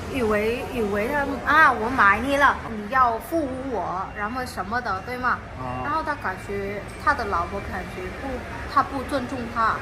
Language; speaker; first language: Chinese; non-native, learner; Vietnamese